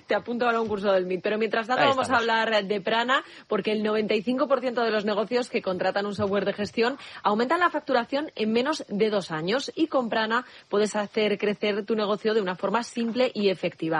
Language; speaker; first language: Spanish; native; Spanish